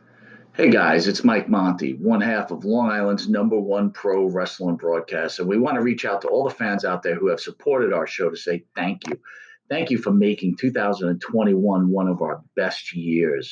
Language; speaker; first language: English; native; English